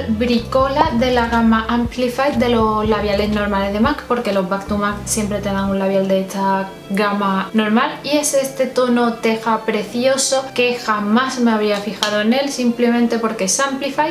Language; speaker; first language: Spanish; native; Spanish